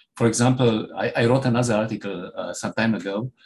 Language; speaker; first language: English; non-native, fluent; Romanian